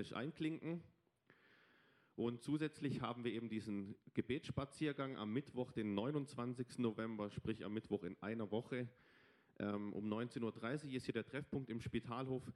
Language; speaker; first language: German; native; German